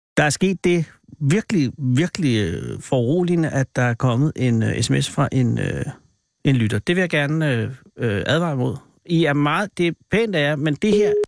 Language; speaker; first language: Danish; native; Danish